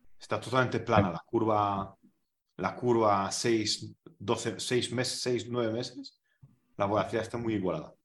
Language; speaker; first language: Spanish; non-native, fluent; Hungarian